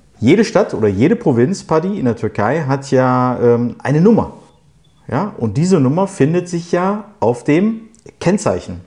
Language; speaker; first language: German; early bilingual, other home language; Turkish